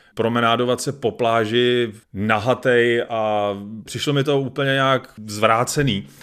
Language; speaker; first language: Czech; native; Czech